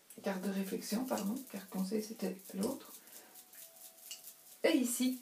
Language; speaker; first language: French; native; French